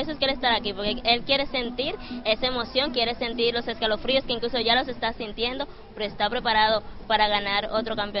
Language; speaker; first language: Spanish; native; Spanish